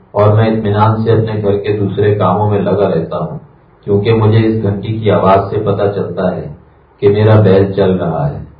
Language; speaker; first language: Urdu; native; Urdu